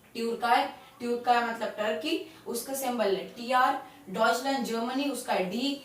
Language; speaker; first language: Hindi; native; Hindi